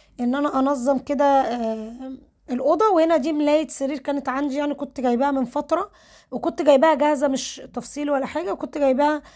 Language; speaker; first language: Arabic; native; Arabic